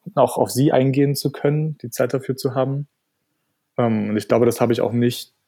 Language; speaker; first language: German; non-native, fluent; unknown